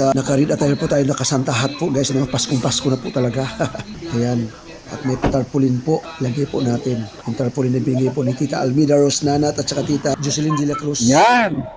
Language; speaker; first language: Filipino; native; Filipino